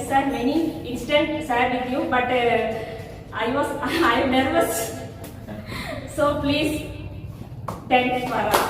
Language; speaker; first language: English; non-native, learner; Tamil